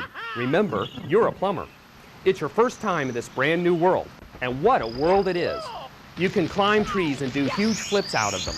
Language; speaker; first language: English; native; English